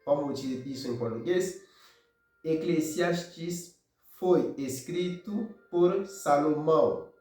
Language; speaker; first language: Portuguese; non-native, fluent; Haitian Creole